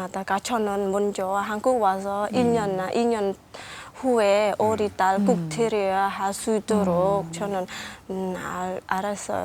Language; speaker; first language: Korean; non-native, learner; Khmer